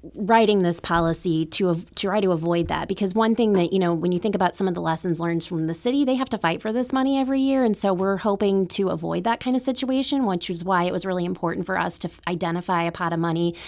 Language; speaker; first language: English; native; English